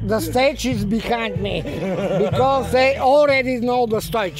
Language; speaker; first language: English; non-native, learner; Bulgarian